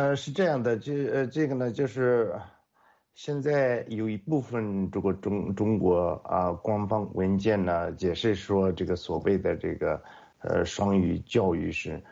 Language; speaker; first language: Chinese; non-native, local second language; Mongolian